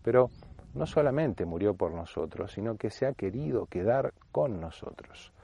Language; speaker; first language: Spanish; native; Spanish